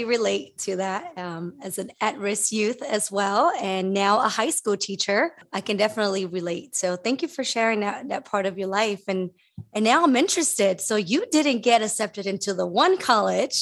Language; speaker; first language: English; early bilingual, other home language; Spanish